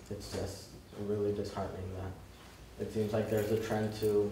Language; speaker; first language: English; early bilingual, other home language; Spanish